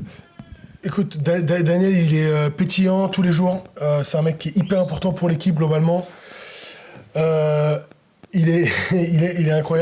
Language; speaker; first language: French; native; French